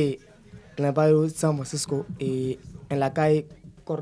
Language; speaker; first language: Spanish; non-native, fluent; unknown